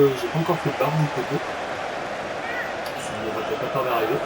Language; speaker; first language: French; native; French